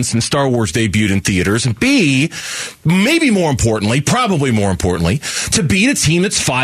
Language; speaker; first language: English; native; English